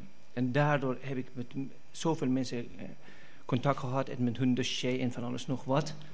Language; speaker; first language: Dutch; non-native, fluent; Persian